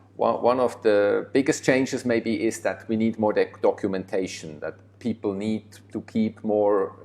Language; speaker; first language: English; non-native, fluent; German